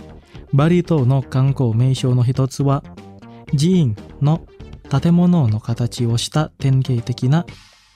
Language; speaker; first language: Japanese; non-native, fluent; Indonesian